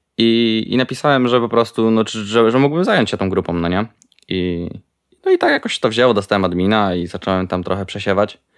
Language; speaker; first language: Polish; native; Polish